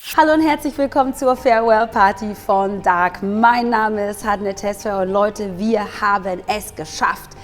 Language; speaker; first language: German; native; German